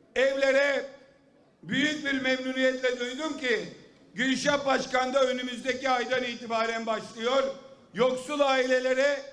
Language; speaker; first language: Turkish; native; Turkish